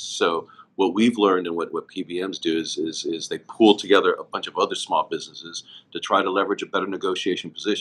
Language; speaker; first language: English; native; English